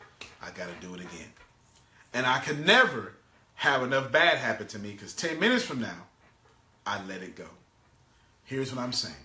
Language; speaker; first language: English; native; English